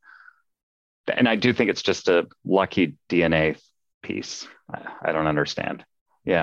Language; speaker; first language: English; native; English